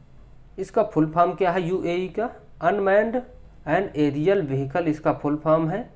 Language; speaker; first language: Hindi; native; Hindi